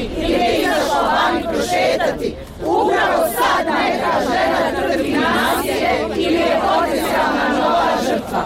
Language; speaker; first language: Croatian; native; Croatian